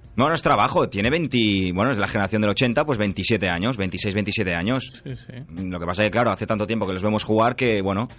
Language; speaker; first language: Spanish; native; Spanish